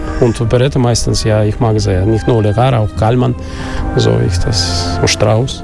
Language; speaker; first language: German; non-native, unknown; Russian